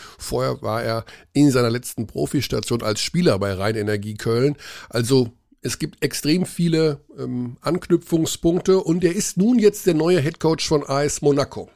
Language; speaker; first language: German; native; German